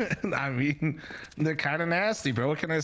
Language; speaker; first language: English; native; English